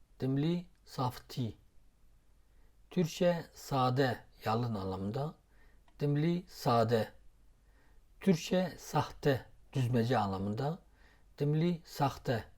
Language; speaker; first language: Turkish; non-native, local second language; Zaza